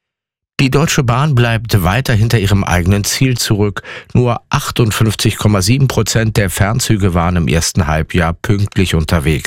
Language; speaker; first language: German; native; German